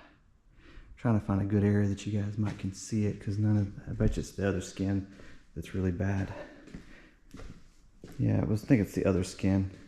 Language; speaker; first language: English; native; English